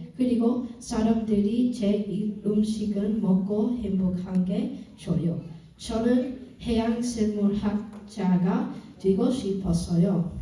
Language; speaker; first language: Korean; early bilingual, heritage; English